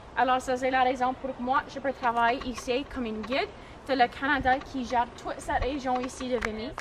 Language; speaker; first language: French; non-native, local second language; English